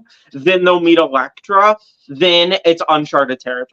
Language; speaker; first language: English; native; English